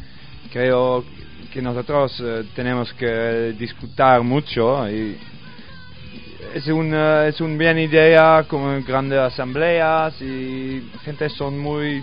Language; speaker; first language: Spanish; non-native, learner; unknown